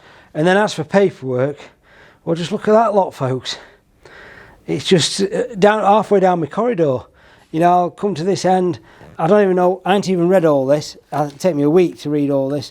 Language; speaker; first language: English; native; English